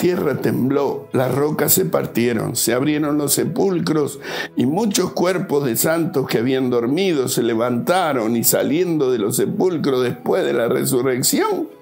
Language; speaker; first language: Spanish; native; Spanish